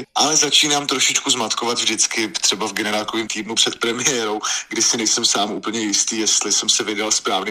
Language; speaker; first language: Czech; native; Czech